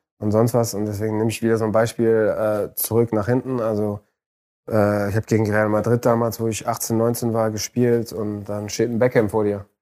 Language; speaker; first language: German; early bilingual, other home language; Arabic